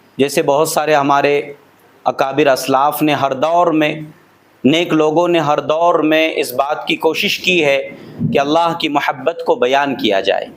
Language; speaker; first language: Urdu; native; Urdu